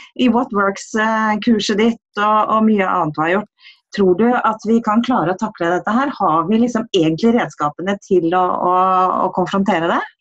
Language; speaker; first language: Norwegian; native; Norwegian